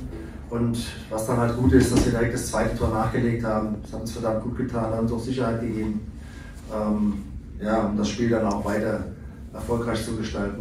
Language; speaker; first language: German; native; German